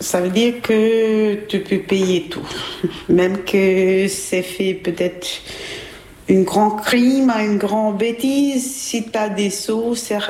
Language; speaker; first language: French; non-native, learner; Albanian